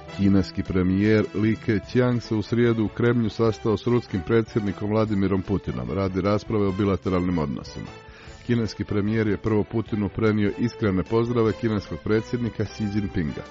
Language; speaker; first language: Serbian; native; Serbian